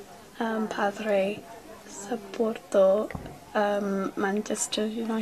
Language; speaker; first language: Spanish; non-native, learner; English